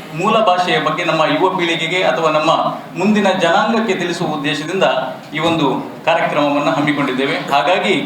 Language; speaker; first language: Kannada; native; Kannada